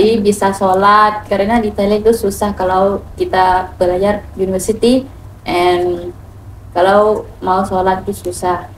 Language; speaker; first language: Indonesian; non-native, learner; Thai